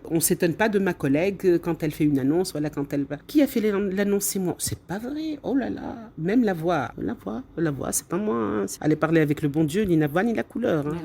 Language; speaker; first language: French; non-native, local second language; Arabic